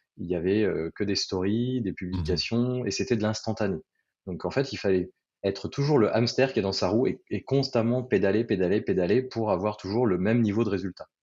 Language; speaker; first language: French; native; French